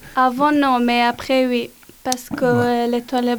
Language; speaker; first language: French; non-native, learner; Persian